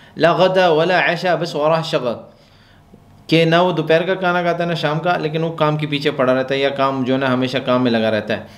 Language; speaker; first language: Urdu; non-native, local second language; Pashto